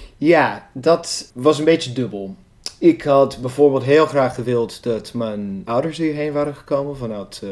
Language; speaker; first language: Dutch; non-native, fluent; English